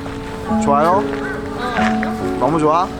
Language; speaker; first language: Korean; native; Korean